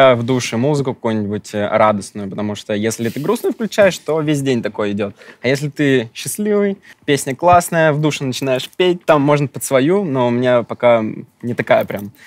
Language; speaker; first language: Russian; native; Russian